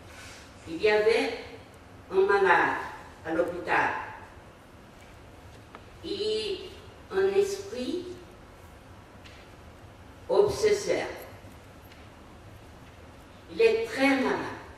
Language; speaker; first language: French; non-native, fluent; Portuguese